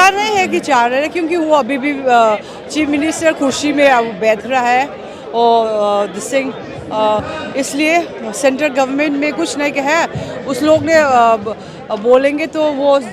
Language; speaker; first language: Hindi; non-native, local second language; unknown